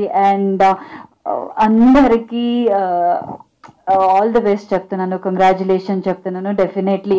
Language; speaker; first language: Telugu; non-native, local second language; Hindi